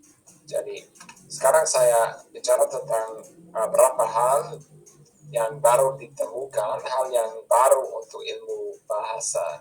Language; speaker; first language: Indonesian; non-native, fluent; English